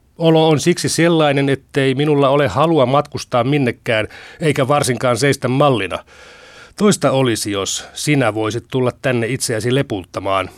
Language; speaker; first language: Finnish; native; Finnish